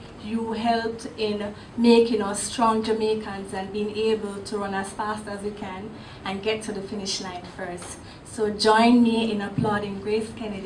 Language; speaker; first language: English; non-native, local second language; Jamaican Creole English